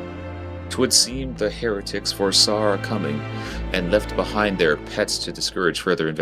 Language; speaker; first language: English; native; English